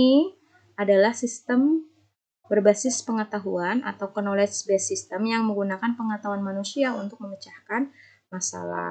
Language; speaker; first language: Indonesian; native; Indonesian